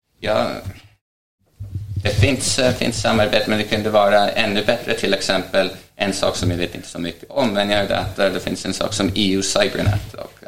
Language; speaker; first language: Swedish; non-native, fluent; Estonian